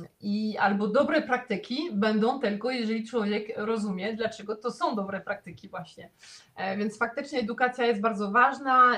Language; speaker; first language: Polish; non-native, fluent; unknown